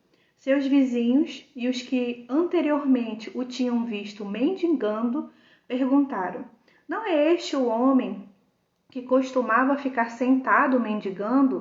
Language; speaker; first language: Portuguese; native; Portuguese